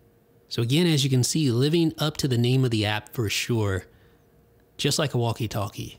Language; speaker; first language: English; native; English